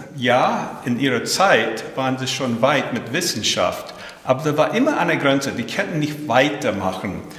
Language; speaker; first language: German; early bilingual, heritage; German